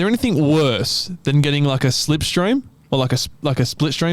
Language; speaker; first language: English; native; English